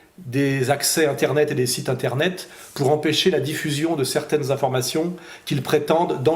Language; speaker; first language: French; native; French